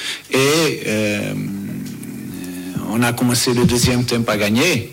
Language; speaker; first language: French; non-native, learner; Portuguese